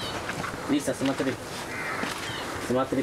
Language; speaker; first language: Russian; non-native, learner; Swahili